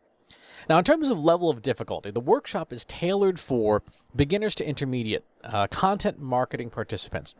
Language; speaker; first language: English; native; English